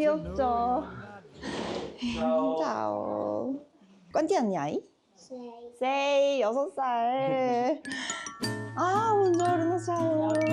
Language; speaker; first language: Italian; non-native, learner; Korean